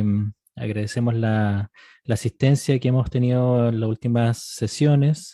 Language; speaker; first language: Spanish; native; Spanish